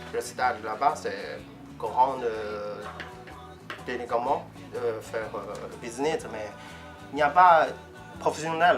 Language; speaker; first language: French; non-native, learner; Chinese